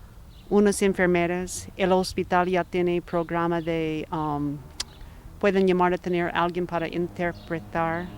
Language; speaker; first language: Spanish; non-native, fluent; English